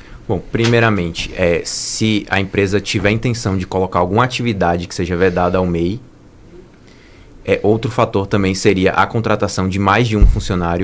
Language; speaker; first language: Portuguese; native; Portuguese